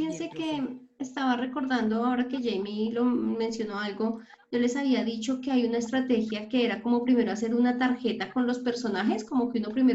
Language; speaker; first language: Spanish; native; Spanish